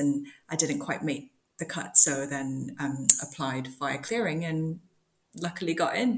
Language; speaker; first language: English; non-native, local second language; Cantonese